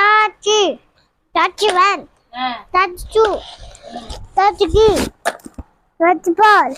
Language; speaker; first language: English; non-native, learner; Tamil